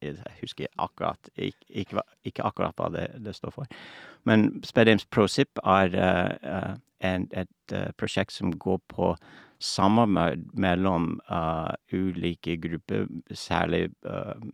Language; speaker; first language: Norwegian; non-native, fluent; English